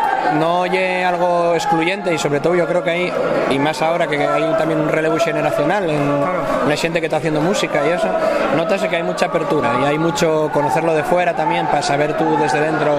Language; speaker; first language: Spanish; native; Spanish